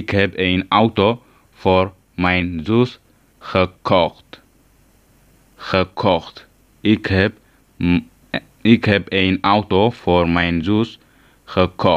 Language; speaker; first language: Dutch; non-native, learner; Tigrinya